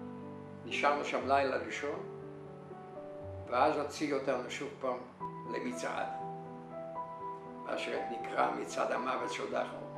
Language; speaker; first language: Hebrew; non-native, fluent; Yiddish